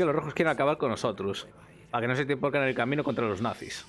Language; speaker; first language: Spanish; native; Spanish